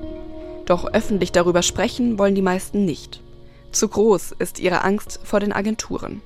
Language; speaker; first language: German; native; German